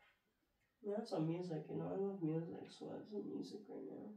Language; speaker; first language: English; native; English